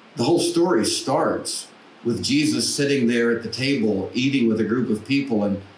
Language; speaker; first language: English; native; English